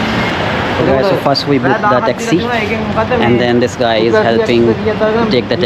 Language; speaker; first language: English; non-native, learner; Urdu